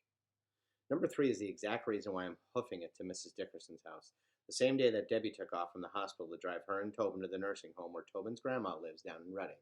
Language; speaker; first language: English; native; English